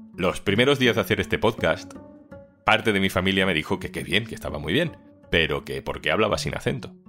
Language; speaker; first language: Spanish; native; Spanish